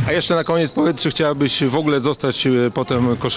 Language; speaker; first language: Polish; native; Polish